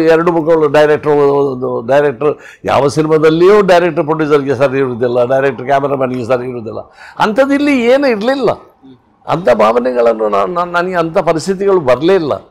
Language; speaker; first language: Kannada; non-native, local second language; Tulu